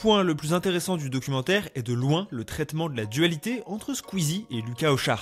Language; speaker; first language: French; native; French